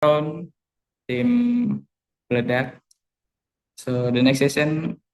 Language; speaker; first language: English; non-native, learner; Indonesian